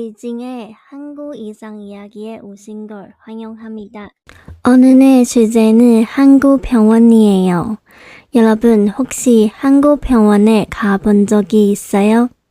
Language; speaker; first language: Korean; non-native, local second language; Chinese